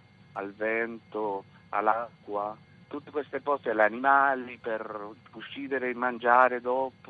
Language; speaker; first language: Italian; non-native, fluent; Spanish